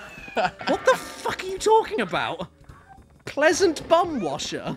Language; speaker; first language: English; native; English